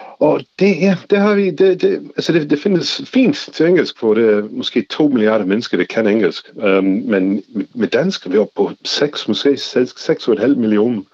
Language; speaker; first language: Danish; non-native, fluent; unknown